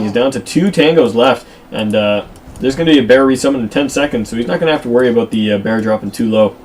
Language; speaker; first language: English; native; English